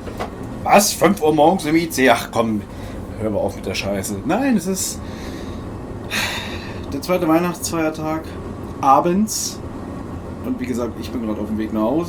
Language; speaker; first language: German; native; German